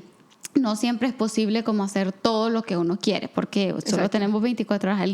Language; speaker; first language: Spanish; native; Spanish